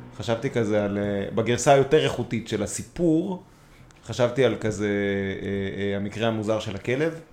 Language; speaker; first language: Hebrew; native; Hebrew